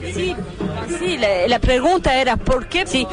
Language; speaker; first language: Spanish; non-native, learner; French